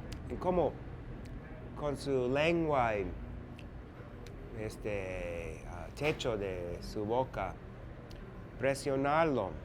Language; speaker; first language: Spanish; non-native, fluent; English